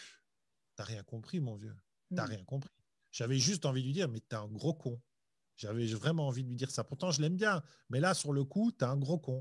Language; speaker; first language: French; native; French